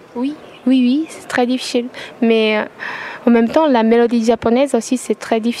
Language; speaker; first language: French; non-native, fluent; Japanese